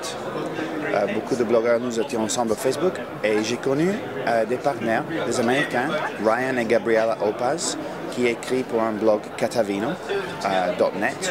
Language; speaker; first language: French; non-native, fluent; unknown